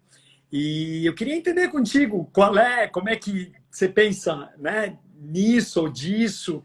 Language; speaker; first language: Portuguese; native; Portuguese